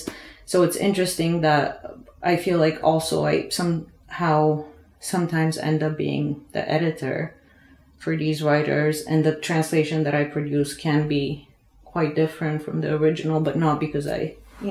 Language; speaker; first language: English; non-native, fluent; Bulgarian